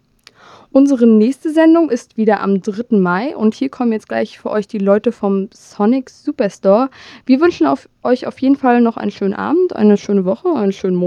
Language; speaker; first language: German; native; German